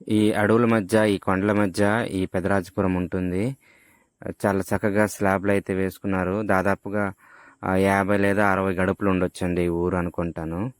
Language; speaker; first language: Telugu; native; Telugu